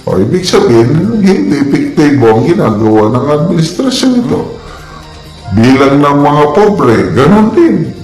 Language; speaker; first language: Filipino; non-native, local second language; Cebuano